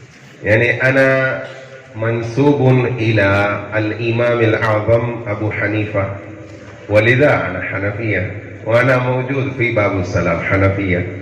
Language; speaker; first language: Arabic; non-native, fluent; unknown